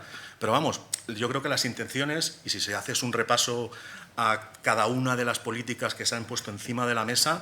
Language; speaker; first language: Spanish; native; Spanish